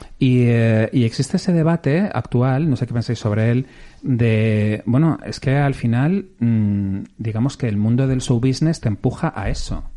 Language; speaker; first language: Spanish; native; Spanish